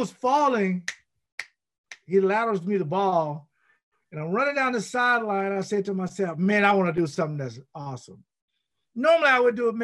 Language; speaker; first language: English; native; English